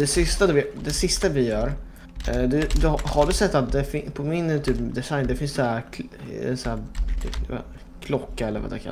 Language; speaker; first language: Swedish; non-native, fluent; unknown